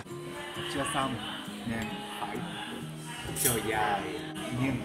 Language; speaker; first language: Vietnamese; non-native, learner; Japanese